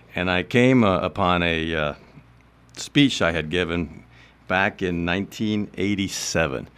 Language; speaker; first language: English; non-native, local second language; Spanish